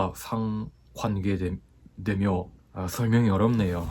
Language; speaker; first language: Korean; non-native, fluent; Japanese